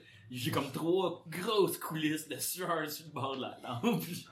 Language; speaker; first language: French; native; French